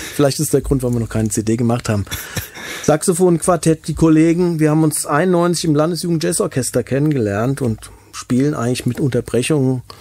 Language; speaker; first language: German; native; German